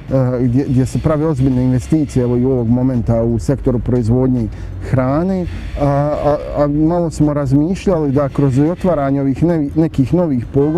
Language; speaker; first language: Bosnian; native; Bosnian